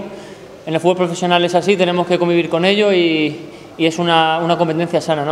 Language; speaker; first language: Spanish; native; Spanish